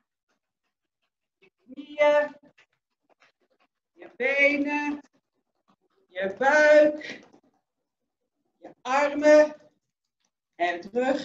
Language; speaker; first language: Dutch; native; Dutch